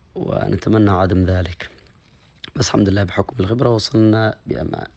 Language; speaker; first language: Arabic; non-native, local second language; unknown